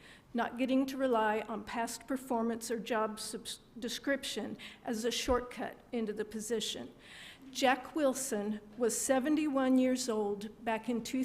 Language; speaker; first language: English; native; English